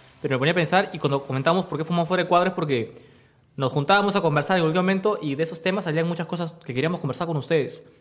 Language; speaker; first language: Spanish; native; Spanish